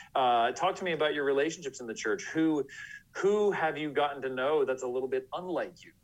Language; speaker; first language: English; native; English